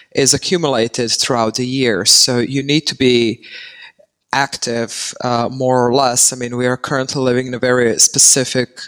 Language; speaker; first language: English; non-native, fluent; Serbian